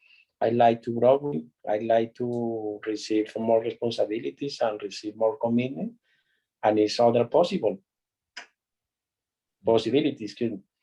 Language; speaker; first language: English; non-native, learner; Spanish